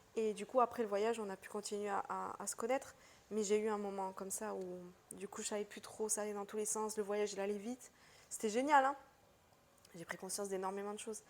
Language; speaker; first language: French; early bilingual, other home language; Portuguese